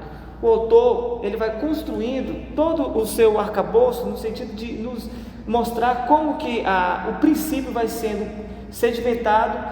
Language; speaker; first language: Portuguese; native; Portuguese